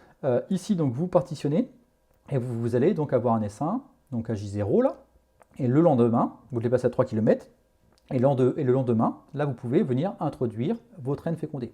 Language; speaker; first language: French; native; French